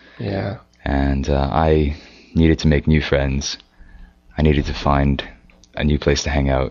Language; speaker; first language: English; native; English